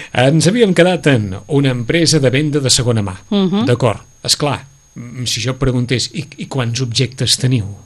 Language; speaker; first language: Catalan; native; Catalan